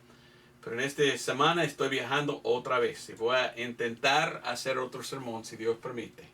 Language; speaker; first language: Spanish; non-native, fluent; English